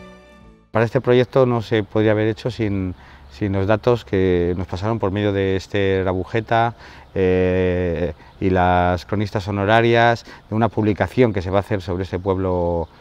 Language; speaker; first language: Spanish; native; Spanish